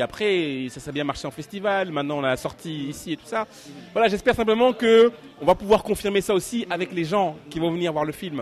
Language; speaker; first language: French; non-native, local second language; Lingala